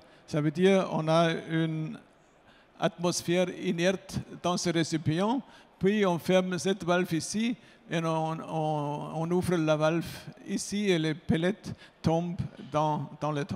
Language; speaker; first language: French; non-native, fluent; German